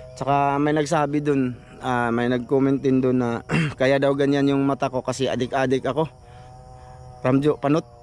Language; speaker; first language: Filipino; non-native, local second language; Cebuano